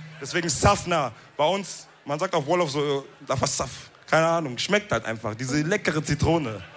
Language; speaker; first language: German; early bilingual, other home language; Wolof